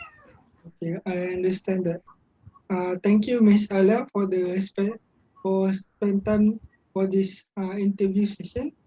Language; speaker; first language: English; non-native, local second language; Malay